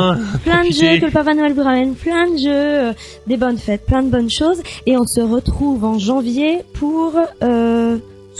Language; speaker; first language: French; native; French